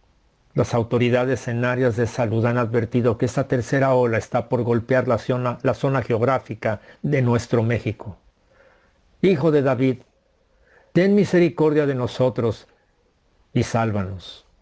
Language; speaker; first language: Spanish; native; Spanish